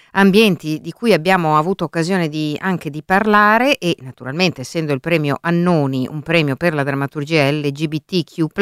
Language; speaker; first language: Italian; native; Italian